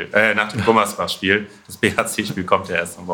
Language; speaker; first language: German; native; German